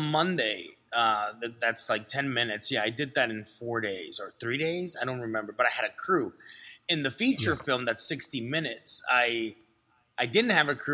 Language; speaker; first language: English; early bilingual, other home language; Spanish